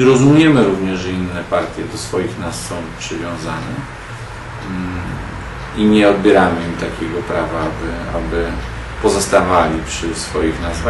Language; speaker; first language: Polish; native; Polish